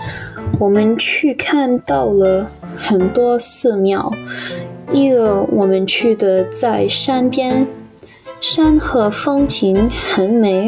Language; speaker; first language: Chinese; non-native, learner; English